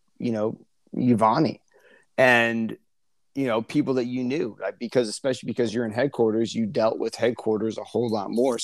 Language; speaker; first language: English; native; English